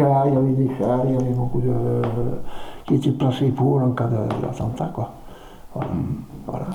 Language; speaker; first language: French; native; French